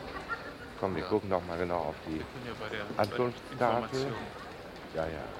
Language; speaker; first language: German; native; German